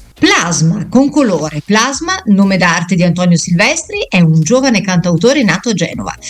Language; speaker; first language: Italian; native; Italian